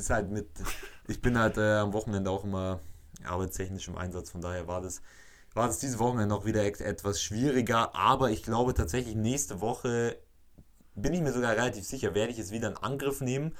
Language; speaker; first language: German; native; German